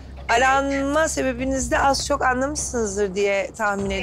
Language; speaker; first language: Turkish; native; Turkish